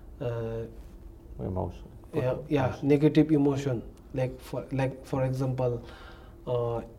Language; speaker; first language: English; non-native, learner; Tibetan